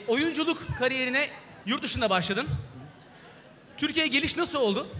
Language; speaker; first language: Turkish; native; Turkish